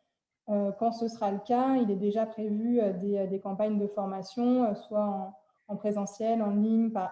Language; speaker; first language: French; native; French